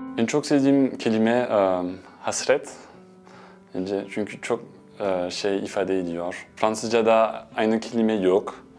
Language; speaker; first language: Turkish; non-native, fluent; French